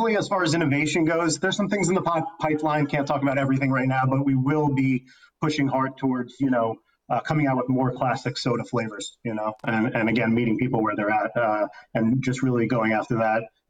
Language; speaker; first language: English; native; English